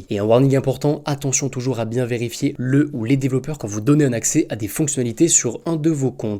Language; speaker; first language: French; native; French